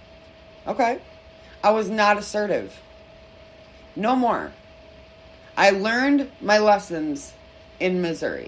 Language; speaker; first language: English; native; English